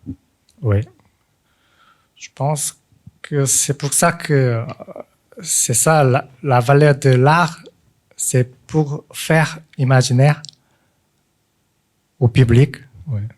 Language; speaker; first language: French; non-native, fluent; Korean